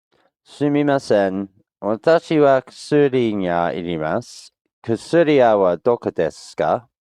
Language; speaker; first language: Japanese; non-native, learner; English